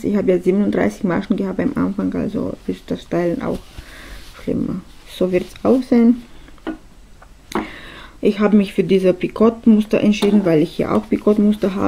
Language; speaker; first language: German; non-native, fluent; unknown